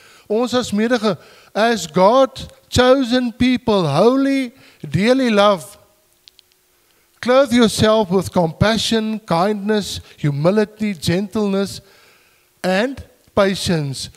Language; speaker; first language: English; non-native, local second language; Afrikaans